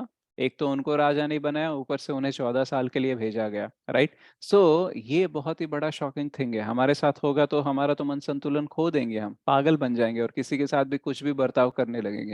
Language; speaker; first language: Hindi; native; Hindi